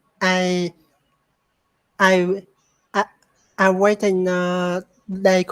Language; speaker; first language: English; non-native, learner; Vietnamese